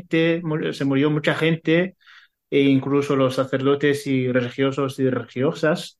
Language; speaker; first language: Spanish; non-native, fluent; Kinyarwanda